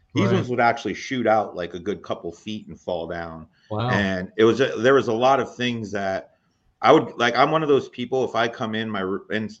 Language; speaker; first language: English; native; English